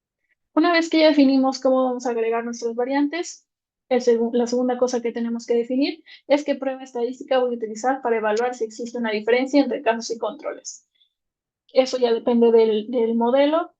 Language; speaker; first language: Spanish; native; Spanish